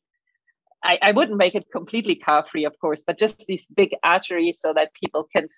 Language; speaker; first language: English; non-native, fluent; German